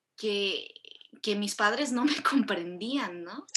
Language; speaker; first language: Spanish; early bilingual, other home language; Korean